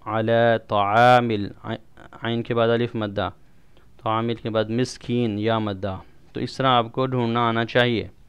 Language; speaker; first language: Urdu; non-native, local second language; Punjabi